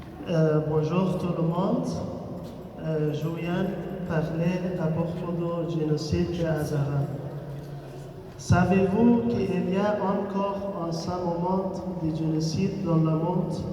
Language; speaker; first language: French; non-native, learner; Persian